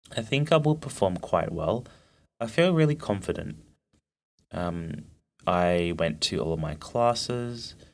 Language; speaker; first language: English; native; English